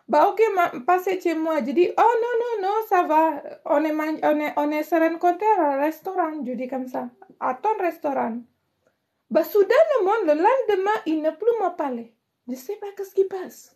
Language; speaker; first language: French; non-native, learner; Indonesian